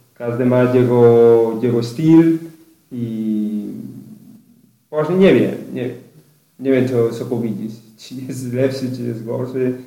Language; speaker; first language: Polish; non-native, learner; Spanish